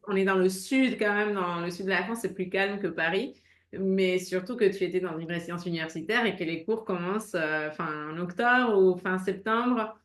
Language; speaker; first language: French; native; French